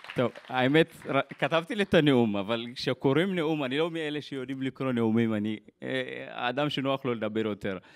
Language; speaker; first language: Hebrew; early bilingual, other home language; Amharic